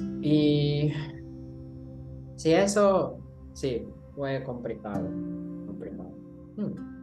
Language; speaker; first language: Spanish; non-native, learner; Japanese